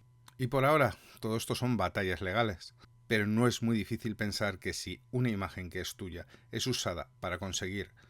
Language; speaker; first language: Spanish; native; Spanish